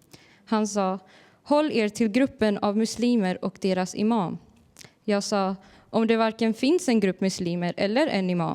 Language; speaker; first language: Swedish; early bilingual, other home language; Urdu